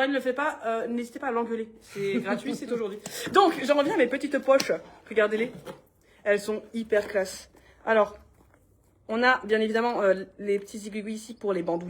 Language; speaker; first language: French; native; French